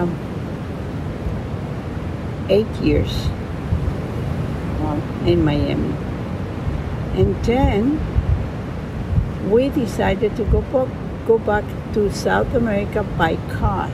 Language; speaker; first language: English; non-native, fluent; Spanish